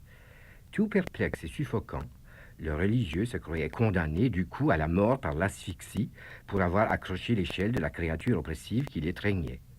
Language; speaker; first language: French; native; French